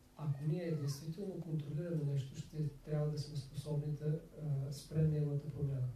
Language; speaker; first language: Bulgarian; native; Bulgarian